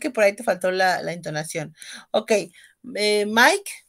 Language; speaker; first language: Spanish; native; Spanish